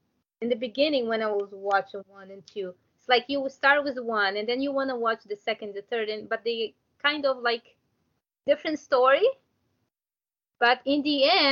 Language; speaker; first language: English; non-native, learner; Portuguese